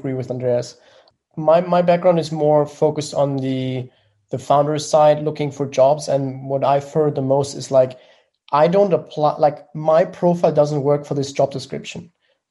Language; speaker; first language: English; non-native, fluent; German